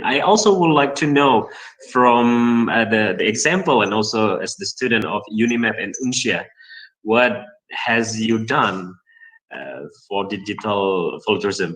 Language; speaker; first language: English; non-native, fluent; Indonesian